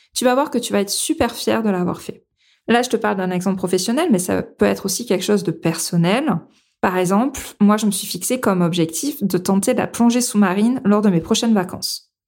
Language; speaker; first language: French; native; French